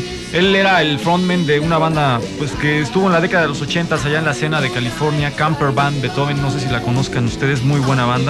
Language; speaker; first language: Spanish; native; Spanish